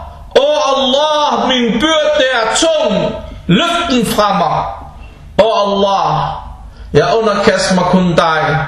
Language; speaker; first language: Danish; non-native, fluent; Arabic